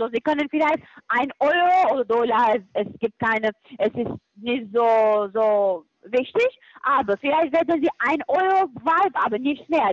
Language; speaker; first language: German; non-native, fluent; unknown